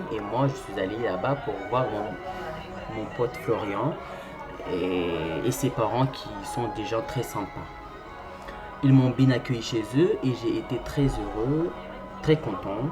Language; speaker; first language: French; non-native, local second language; Comorian